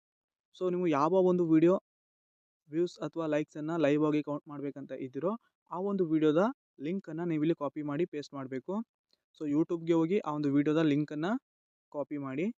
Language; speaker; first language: Kannada; native; Kannada